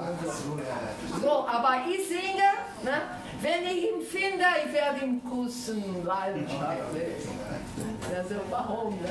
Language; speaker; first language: German; non-native, fluent; Portuguese